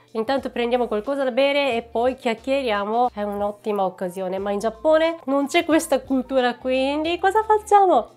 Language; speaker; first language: Italian; non-native, fluent; Japanese